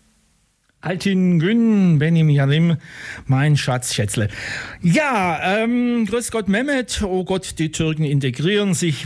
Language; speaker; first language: German; native; German